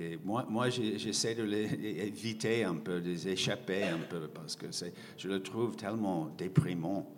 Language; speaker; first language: French; non-native, fluent; English